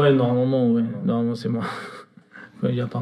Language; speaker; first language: French; non-native, fluent; Portuguese